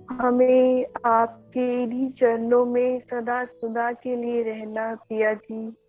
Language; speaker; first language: Hindi; native; Hindi